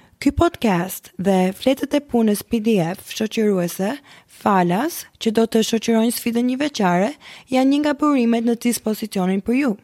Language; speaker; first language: Albanian; early bilingual, heritage; Albanian